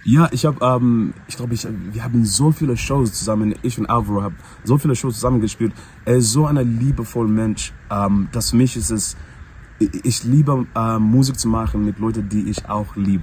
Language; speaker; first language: German; non-native, learner; English